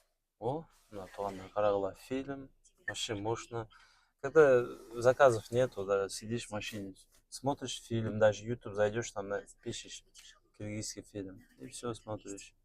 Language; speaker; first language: Russian; non-native, learner; Kyrgyz